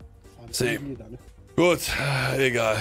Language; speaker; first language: German; native; German